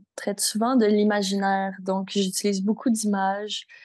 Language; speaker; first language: French; native; French